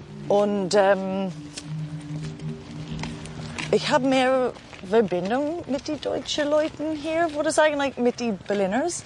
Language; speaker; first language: German; non-native, fluent; English